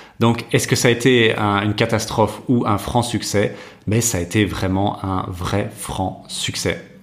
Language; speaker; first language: French; native; French